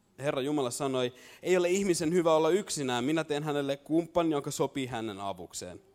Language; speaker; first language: Finnish; native; Finnish